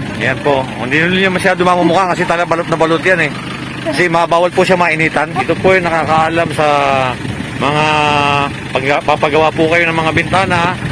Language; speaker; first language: Filipino; native; Filipino